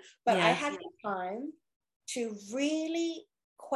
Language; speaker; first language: English; native; English